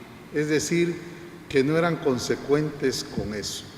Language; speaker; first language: Spanish; native; Spanish